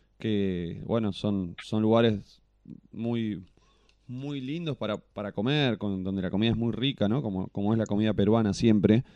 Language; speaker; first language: Spanish; native; Spanish